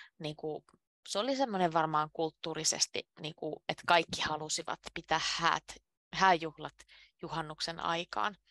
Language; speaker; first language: Finnish; native; Finnish